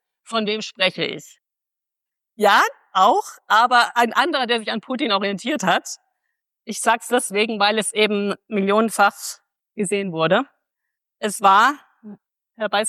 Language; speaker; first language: German; native; German